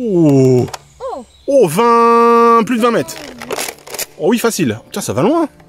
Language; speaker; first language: French; native; French